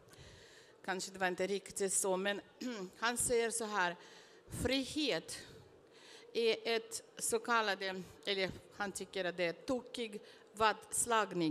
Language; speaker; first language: Swedish; non-native, fluent; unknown